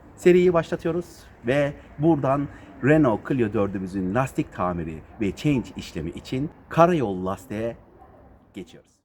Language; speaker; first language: Turkish; native; Turkish